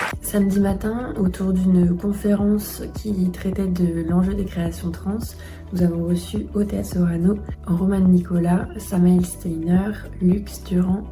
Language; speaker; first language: French; native; French